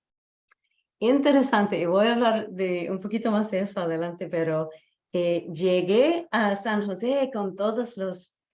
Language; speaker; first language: Spanish; non-native, fluent; English